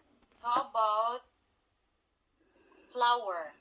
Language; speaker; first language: English; non-native, local second language; Cebuano